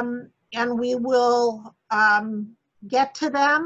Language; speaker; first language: English; native; English